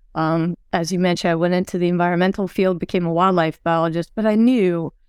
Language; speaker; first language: English; early bilingual, other home language; Swedish